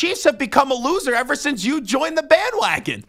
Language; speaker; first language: English; native; English